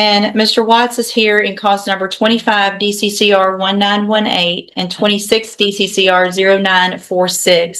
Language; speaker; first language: English; native; English